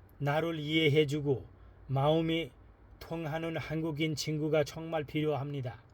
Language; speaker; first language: Korean; non-native, fluent; Nepali